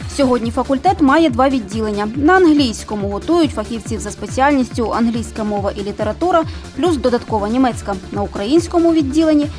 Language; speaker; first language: Ukrainian; native; Ukrainian